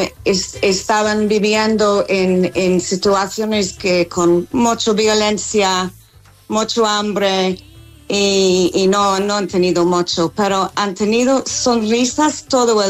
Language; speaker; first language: Spanish; non-native, fluent; English